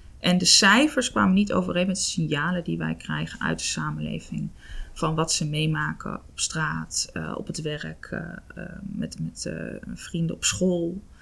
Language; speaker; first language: Dutch; native; Dutch